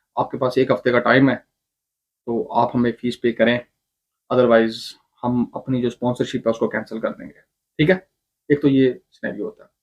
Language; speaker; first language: Urdu; non-native, local second language; Punjabi